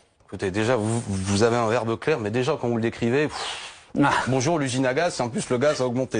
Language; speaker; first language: French; native; French